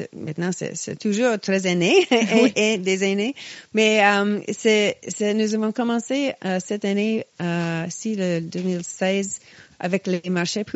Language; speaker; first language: French; non-native, local second language; English